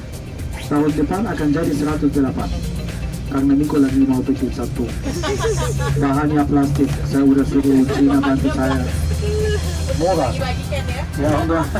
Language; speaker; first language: Indonesian; non-native, fluent; Arabic